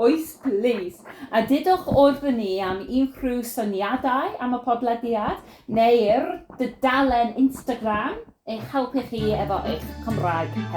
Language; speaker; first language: Welsh; non-native, fluent; English